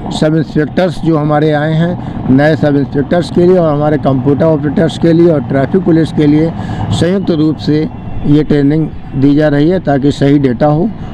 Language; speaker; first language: Hindi; native; Hindi